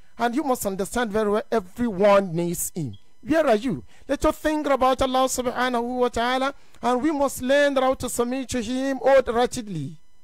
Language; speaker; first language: English; non-native, local second language; Yoruba